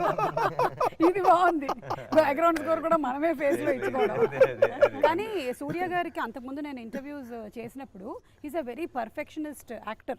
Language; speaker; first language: Telugu; native; Telugu